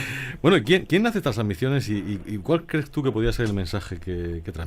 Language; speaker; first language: Spanish; native; Spanish